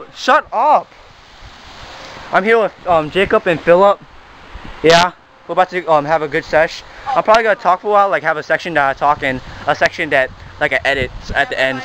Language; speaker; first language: English; native; English